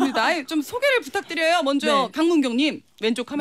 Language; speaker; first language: Korean; native; Korean